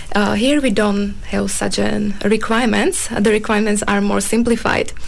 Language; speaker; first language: English; non-native, fluent; Slovak